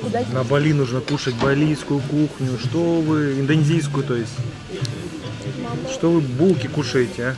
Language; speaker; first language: Russian; native; Russian